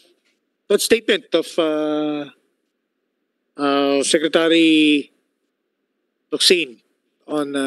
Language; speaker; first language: English; non-native, local second language; Filipino